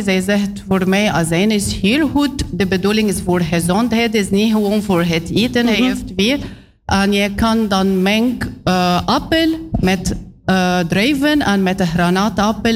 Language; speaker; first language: Dutch; non-native, learner; Arabic